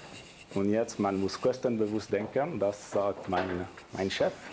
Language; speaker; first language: German; non-native, local second language; French